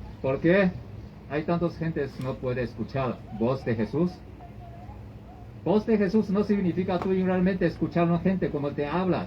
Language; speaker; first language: Spanish; non-native, learner; Chinese